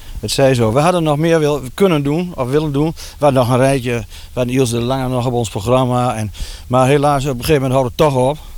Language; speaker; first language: Dutch; native; Dutch